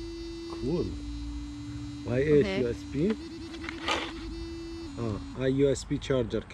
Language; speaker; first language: Arabic; native; Arabic